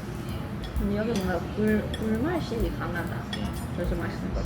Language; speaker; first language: Korean; non-native, fluent; Swedish